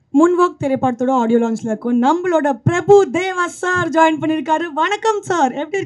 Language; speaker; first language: Tamil; native; Tamil